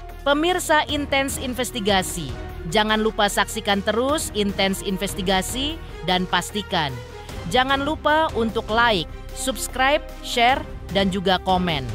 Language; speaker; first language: Indonesian; native; Indonesian